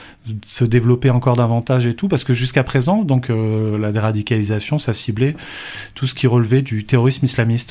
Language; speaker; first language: French; native; French